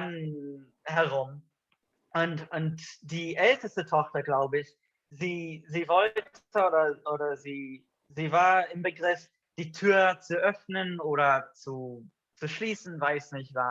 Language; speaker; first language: German; non-native, fluent; English